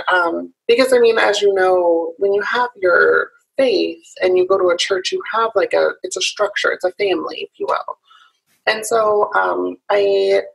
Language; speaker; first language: English; native; English